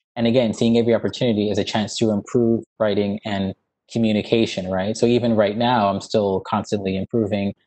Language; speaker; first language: English; native; English